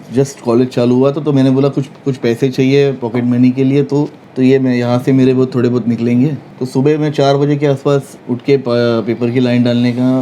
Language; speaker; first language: Hindi; non-native, local second language; Marathi